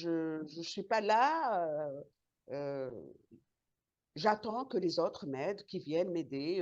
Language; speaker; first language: French; non-native, local second language; Arabic